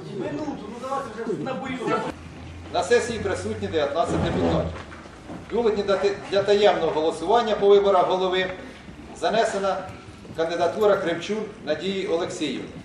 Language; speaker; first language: Ukrainian; native; Ukrainian